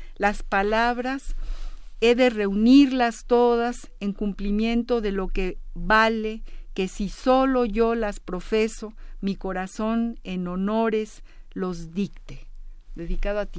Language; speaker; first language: Spanish; native; Spanish